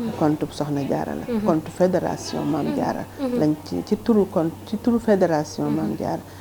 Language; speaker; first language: Wolof; native; Wolof